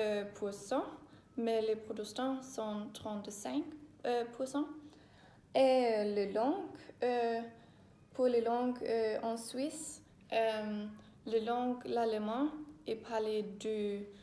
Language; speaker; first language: French; non-native, learner; Danish